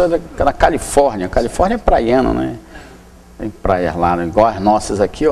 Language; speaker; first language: Portuguese; native; Portuguese